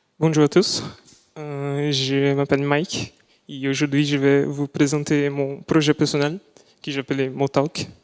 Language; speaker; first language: French; non-native, fluent; Portuguese